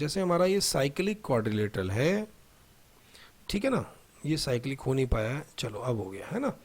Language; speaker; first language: Hindi; native; Hindi